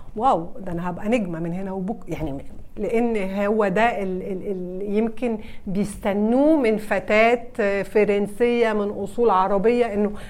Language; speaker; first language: Arabic; early bilingual, heritage; Arabic